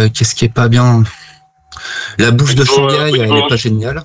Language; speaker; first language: French; native; French